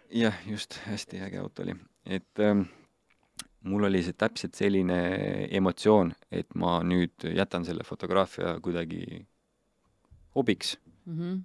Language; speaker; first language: Estonian; non-native, local second language; Russian